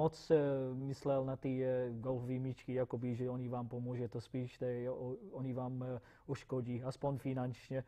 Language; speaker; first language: Czech; non-native, fluent; English